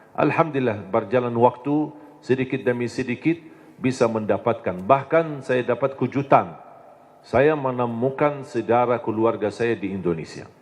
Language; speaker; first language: Indonesian; non-native, fluent; Arabic